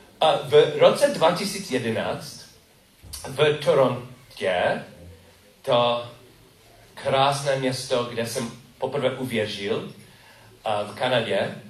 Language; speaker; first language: Czech; non-native, learner; English